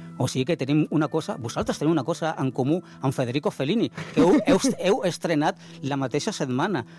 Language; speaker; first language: Catalan; native; Catalan